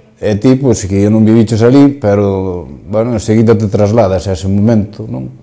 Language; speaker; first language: Galician; native; Galician